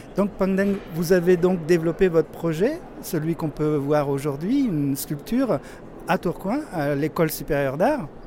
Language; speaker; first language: French; native; French